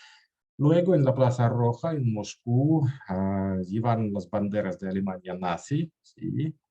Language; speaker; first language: Spanish; non-native, fluent; Russian